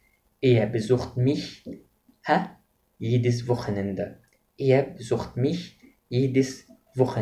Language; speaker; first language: German; non-native, fluent; Arabic